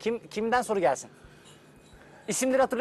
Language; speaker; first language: Turkish; native; Turkish